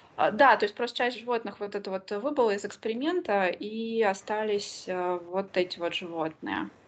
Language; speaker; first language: Russian; native; Russian